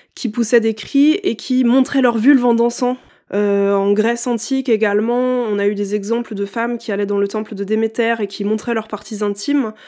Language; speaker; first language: French; native; French